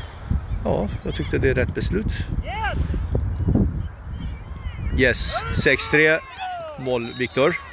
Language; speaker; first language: Swedish; non-native, fluent; Turkish